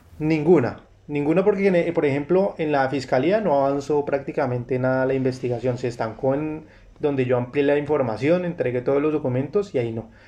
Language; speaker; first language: Spanish; native; Spanish